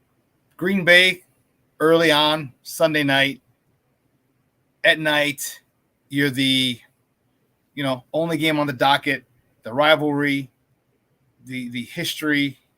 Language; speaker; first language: English; native; English